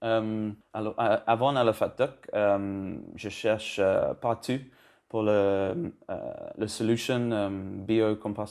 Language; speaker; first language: French; non-native, learner; English